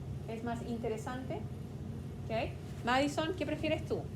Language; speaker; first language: Spanish; non-native, fluent; English